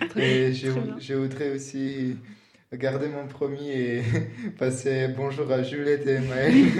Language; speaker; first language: French; non-native, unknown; Georgian